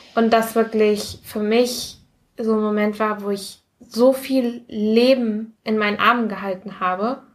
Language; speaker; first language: German; early bilingual, other home language; Spanish